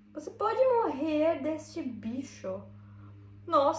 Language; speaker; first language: Portuguese; non-native, learner; German